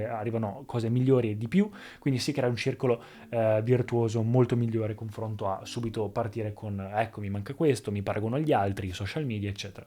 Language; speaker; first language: Italian; native; Italian